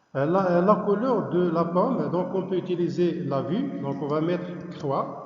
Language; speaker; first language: French; non-native, local second language; Arabic